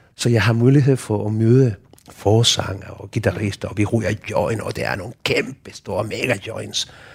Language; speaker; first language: Danish; non-native, fluent; Spanish